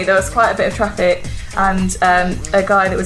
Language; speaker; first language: English; native; English